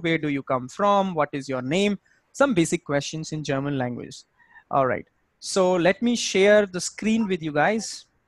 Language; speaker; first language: English; non-native, local second language; Hindi